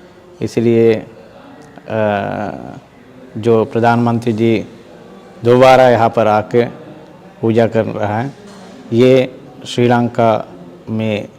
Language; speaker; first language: Hindi; non-native, fluent; Sinhala